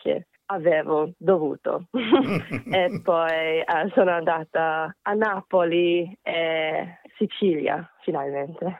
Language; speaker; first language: Italian; non-native, fluent; Korean